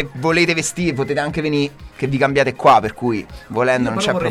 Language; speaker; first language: Italian; native; Italian